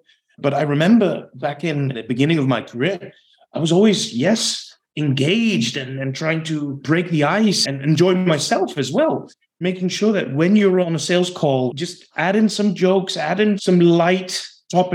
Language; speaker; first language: English; non-native, fluent; Dutch